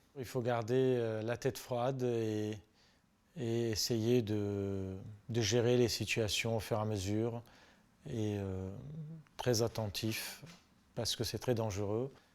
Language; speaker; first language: French; non-native, local second language; Armenian